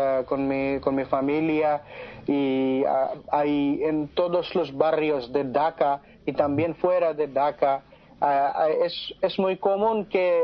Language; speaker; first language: Spanish; non-native, fluent; Bangla